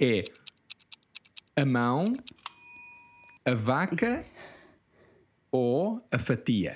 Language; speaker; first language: Portuguese; early bilingual, heritage; Portuguese